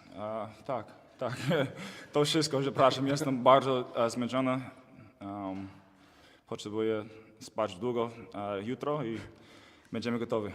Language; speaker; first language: Polish; non-native, learner; English